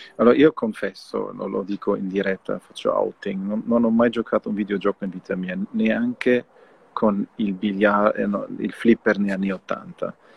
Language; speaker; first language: Italian; non-native, fluent; German